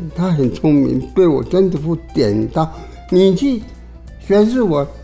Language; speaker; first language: Chinese; non-native, local second language; Hakka Chinese